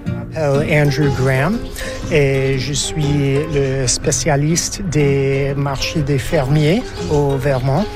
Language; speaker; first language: French; non-native, fluent; English